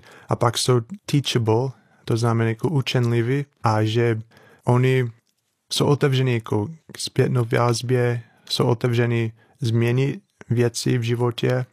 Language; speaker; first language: Czech; non-native, fluent; English